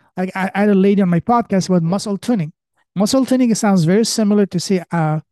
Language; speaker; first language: English; early bilingual, other home language; French